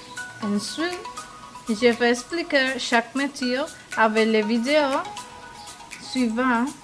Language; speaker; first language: French; non-native, learner; Spanish